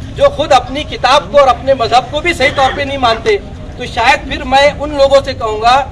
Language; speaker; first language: Urdu; native; Urdu